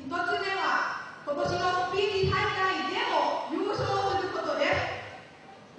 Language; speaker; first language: Japanese; non-native, learner; Lao